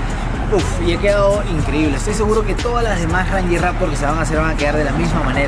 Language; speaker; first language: Spanish; native; Spanish